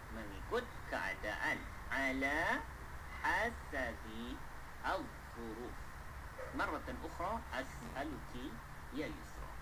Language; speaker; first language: Malay; native; Malay